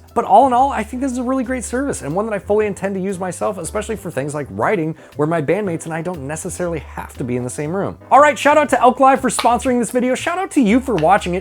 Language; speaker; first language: English; native; English